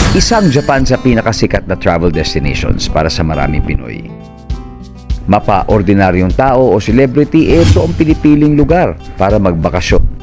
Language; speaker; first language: Filipino; native; Filipino